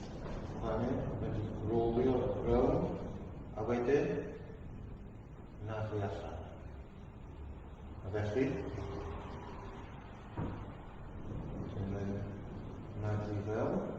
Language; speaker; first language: Welsh; non-native, fluent; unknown